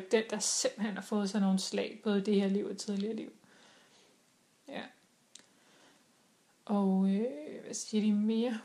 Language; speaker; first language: Danish; native; Danish